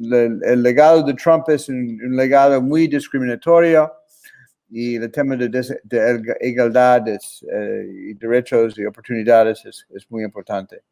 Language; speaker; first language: Spanish; non-native, fluent; English